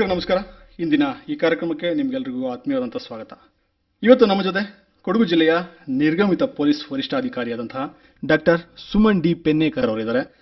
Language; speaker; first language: Kannada; native; Kannada